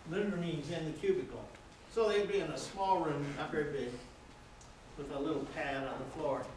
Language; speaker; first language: English; native; English